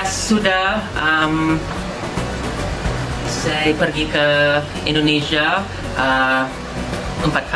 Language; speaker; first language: Indonesian; non-native, learner; English